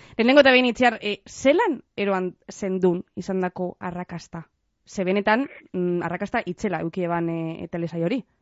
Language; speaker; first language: Basque; native; Basque